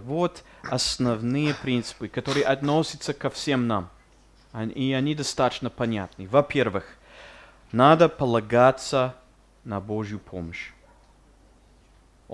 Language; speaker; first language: Russian; non-native, fluent; English